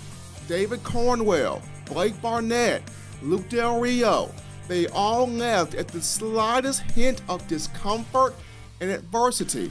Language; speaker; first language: English; native; English